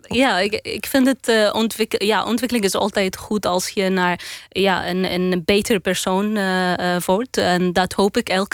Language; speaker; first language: Dutch; non-native, learner; Arabic